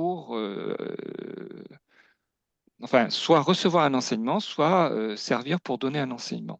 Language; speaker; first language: French; native; French